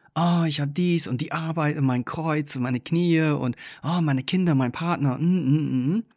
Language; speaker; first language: German; non-native, fluent; English